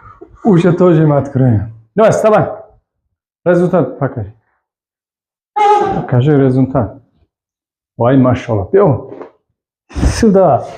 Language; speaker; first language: Russian; non-native, local second language; Tajik